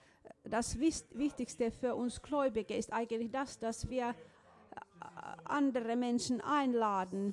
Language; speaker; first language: German; non-native, fluent; Finnish